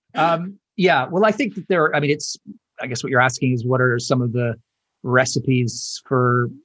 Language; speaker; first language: English; native; English